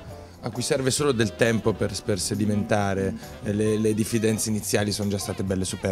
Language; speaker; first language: Italian; native; Italian